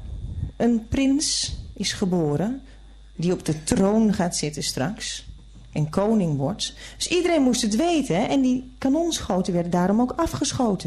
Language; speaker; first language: Dutch; native; Dutch